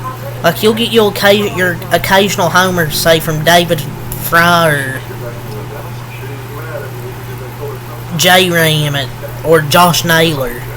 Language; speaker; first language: English; native; English